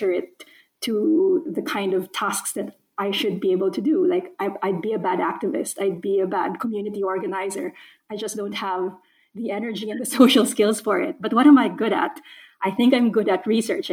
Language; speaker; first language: English; non-native, local second language; Filipino